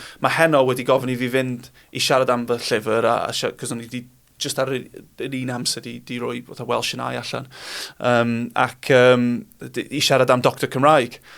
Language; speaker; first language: Welsh; non-native, local second language; English